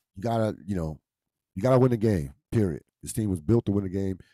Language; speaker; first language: English; native; English